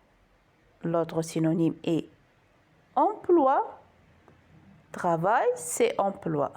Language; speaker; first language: French; non-native, local second language; Arabic